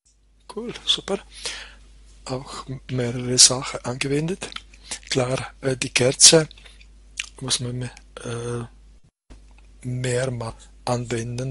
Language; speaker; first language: German; non-native, fluent; Croatian